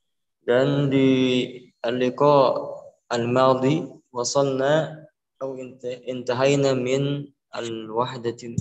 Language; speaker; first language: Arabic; non-native, fluent; Indonesian